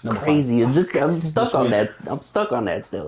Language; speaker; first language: English; native; English